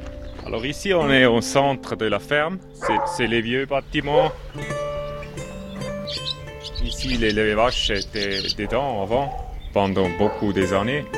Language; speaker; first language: French; non-native, local second language; German